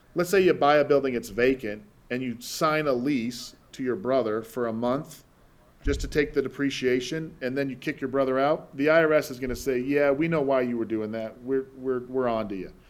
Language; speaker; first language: English; native; English